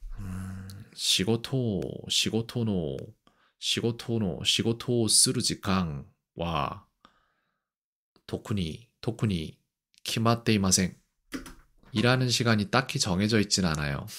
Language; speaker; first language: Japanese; non-native, learner; Korean